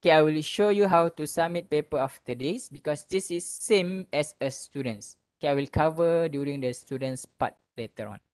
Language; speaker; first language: English; non-native, local second language; Malay